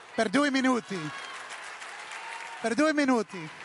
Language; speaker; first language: Italian; non-native, learner; English